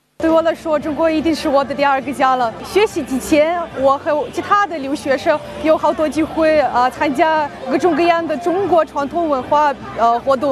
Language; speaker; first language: Chinese; non-native, fluent; Russian